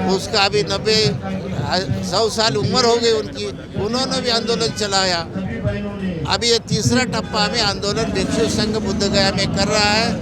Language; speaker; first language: Hindi; non-native, local second language; Marathi